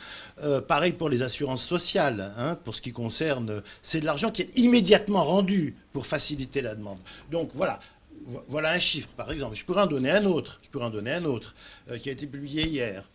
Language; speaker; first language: French; native; French